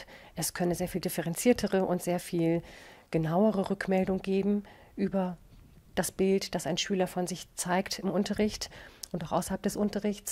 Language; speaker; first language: German; native; German